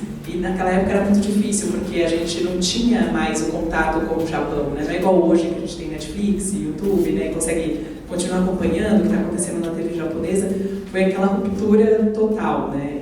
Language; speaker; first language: Portuguese; native; Portuguese